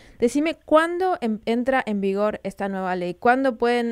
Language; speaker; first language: Spanish; native; Spanish